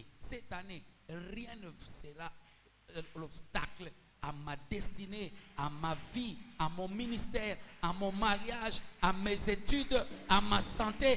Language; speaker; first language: French; non-native, local second language; Swahili